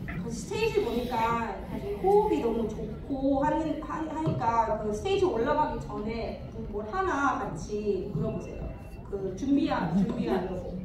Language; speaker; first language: Korean; early bilingual, heritage; English